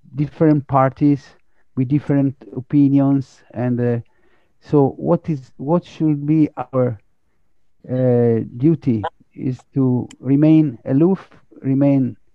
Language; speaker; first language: English; non-native, fluent; Italian